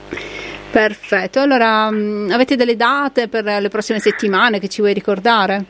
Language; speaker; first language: Italian; native; Italian